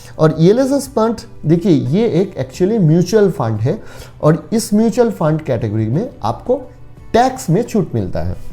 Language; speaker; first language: Hindi; non-native, local second language; Bangla